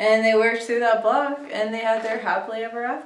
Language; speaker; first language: English; native; English